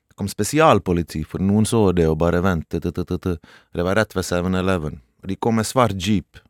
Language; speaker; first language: Norwegian; early bilingual, other home language; Bosnian